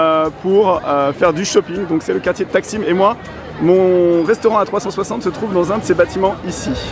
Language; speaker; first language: French; native; French